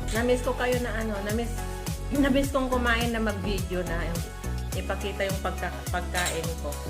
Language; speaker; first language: Filipino; non-native, local second language; Iloko